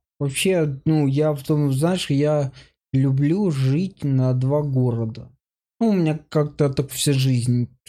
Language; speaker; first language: Russian; native; Russian